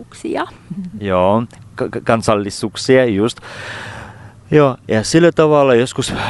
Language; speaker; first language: Finnish; non-native, fluent; Russian